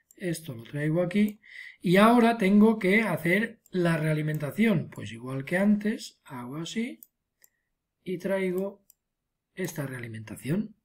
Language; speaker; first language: Spanish; non-native, local second language; Catalan